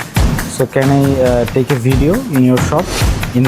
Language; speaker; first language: English; non-native, learner; Bangla